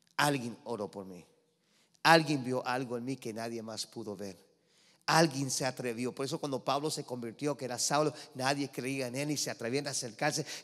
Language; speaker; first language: Spanish; early bilingual, heritage; Spanish